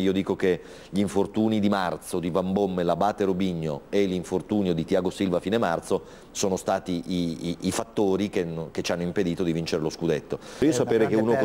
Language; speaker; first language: Italian; native; Italian